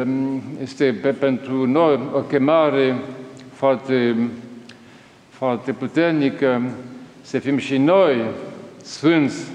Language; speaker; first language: Romanian; non-native, learner; French